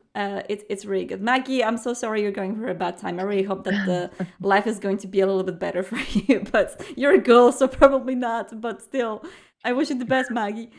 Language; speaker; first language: English; non-native, fluent; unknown